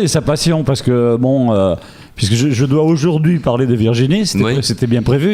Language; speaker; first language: French; native; French